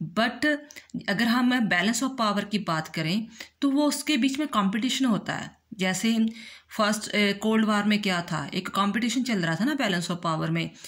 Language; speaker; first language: Hindi; non-native, local second language; Punjabi